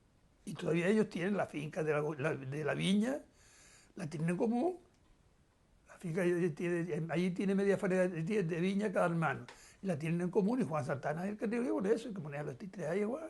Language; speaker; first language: Spanish; native; Spanish